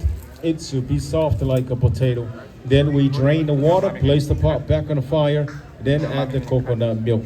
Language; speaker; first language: English; non-native, local second language; Samoan